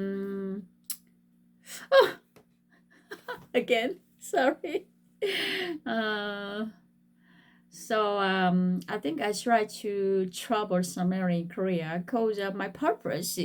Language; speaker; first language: English; non-native, fluent; Korean